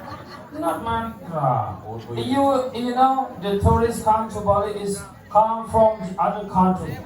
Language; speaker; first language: English; non-native, learner; Balinese